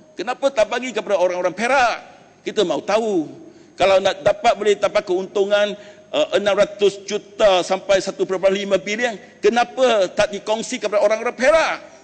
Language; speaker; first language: Malay; non-native, local second language; Chinese